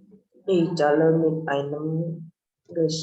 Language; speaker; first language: German; non-native, learner; Indonesian